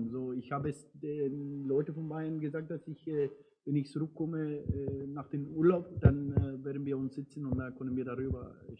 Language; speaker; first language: German; non-native, fluent; Spanish